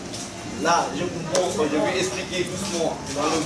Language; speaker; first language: French; non-native, learner; Burmese